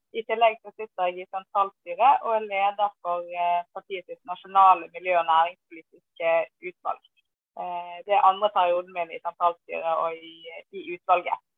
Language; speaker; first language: Norwegian; native; Norwegian